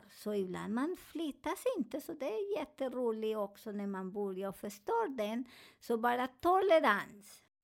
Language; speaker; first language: Swedish; non-native, learner; Spanish